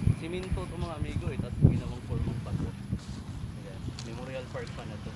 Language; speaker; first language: Filipino; non-native, local second language; Waray